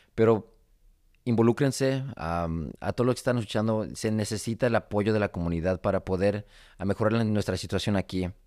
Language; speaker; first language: Spanish; early bilingual, heritage; Spanish